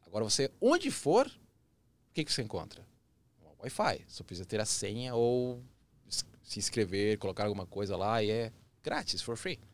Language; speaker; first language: Portuguese; early bilingual, other home language; Spanish